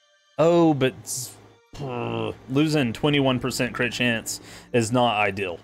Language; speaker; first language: English; native; English